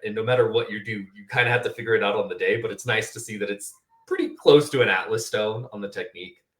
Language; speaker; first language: English; native; English